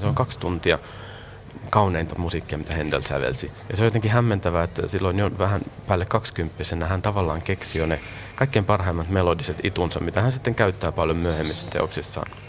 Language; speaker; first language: Finnish; native; Finnish